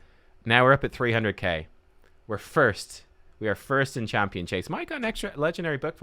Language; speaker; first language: English; native; English